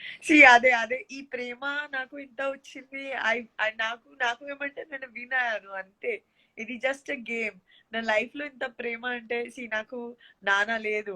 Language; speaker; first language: Telugu; non-native, learner; Gujarati